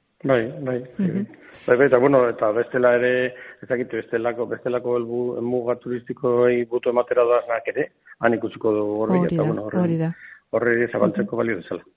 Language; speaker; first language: Basque; non-native, local second language; Spanish